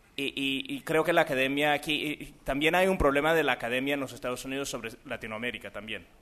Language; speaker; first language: Spanish; early bilingual, other home language; English